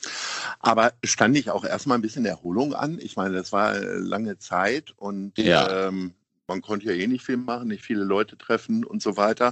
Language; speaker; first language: German; native; German